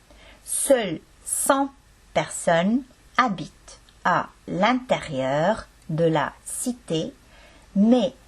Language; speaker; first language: French; non-native, fluent; Estonian